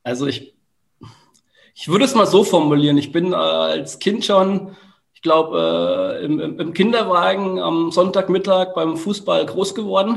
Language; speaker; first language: German; native; German